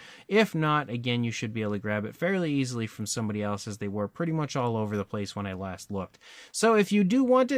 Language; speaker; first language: English; native; English